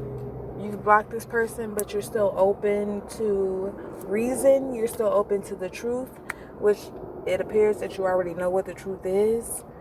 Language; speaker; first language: English; native; English